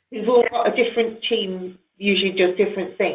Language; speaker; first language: English; native; English